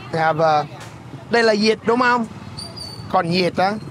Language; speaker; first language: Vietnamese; non-native, fluent; English